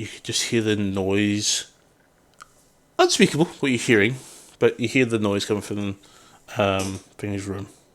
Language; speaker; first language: English; native; English